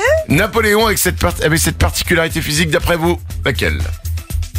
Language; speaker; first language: French; native; French